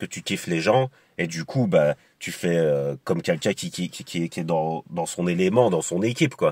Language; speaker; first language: French; native; French